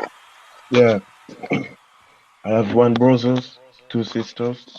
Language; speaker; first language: English; non-native, learner; French